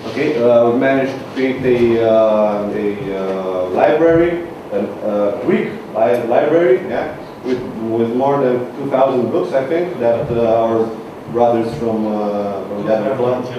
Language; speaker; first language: English; non-native, learner; Romanian